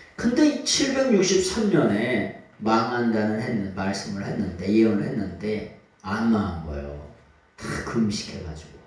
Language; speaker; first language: Korean; native; Korean